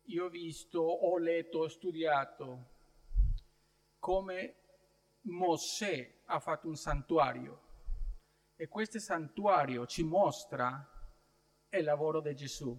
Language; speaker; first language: Italian; non-native, learner; Spanish